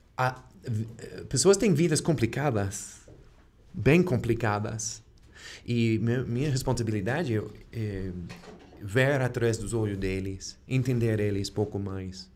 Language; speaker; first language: Portuguese; non-native, fluent; English